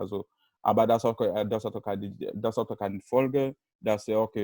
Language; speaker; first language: German; non-native, learner; Haitian Creole